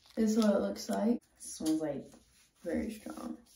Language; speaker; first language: English; native; English